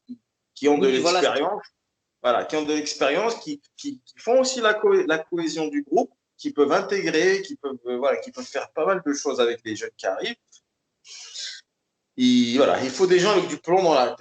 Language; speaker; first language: French; native; French